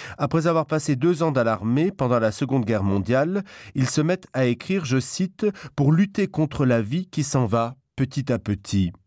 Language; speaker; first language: French; non-native, local second language; Luxembourgish